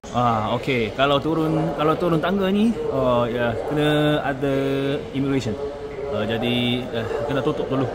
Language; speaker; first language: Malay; non-native, fluent; Korean